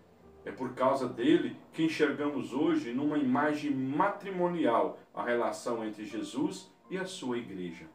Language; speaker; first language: Portuguese; native; Portuguese